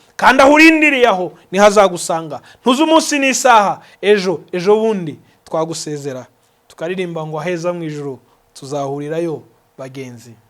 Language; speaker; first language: Kinyarwanda; native; Kinyarwanda